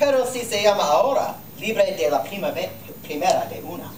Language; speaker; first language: Spanish; non-native, learner; English